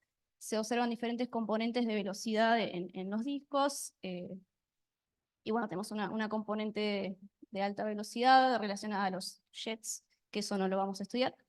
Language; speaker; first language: Spanish; native; Spanish